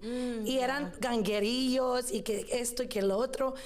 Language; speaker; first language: Spanish; early bilingual, other home language; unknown